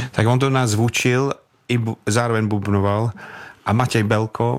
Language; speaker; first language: Czech; non-native, fluent; English